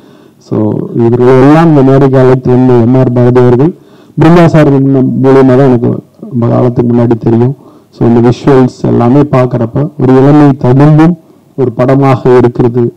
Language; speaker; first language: Tamil; native; Tamil